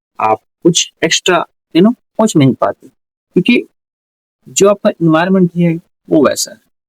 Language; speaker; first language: Hindi; native; Hindi